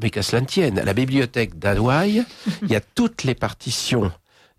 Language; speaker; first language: French; native; French